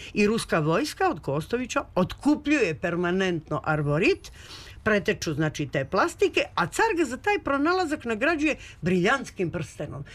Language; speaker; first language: Serbian; native; Serbian